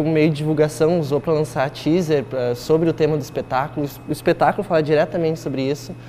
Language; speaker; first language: Portuguese; native; Portuguese